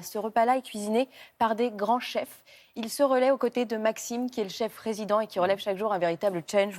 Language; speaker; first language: French; native; French